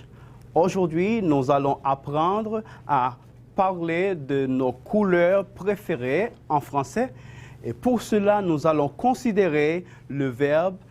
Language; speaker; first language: French; non-native, fluent; Spanish